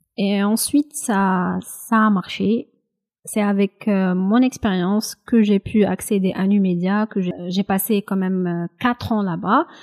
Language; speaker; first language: French; non-native, local second language; Kabyle